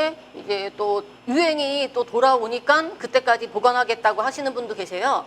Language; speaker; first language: Korean; native; Korean